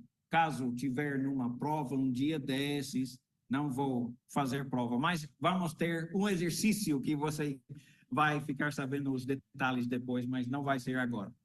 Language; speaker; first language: Portuguese; non-native, fluent; English